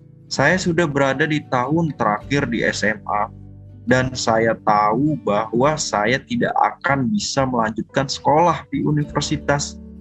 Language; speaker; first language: Indonesian; non-native, fluent; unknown